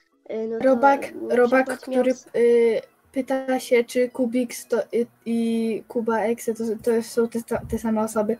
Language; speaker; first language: Polish; native; Polish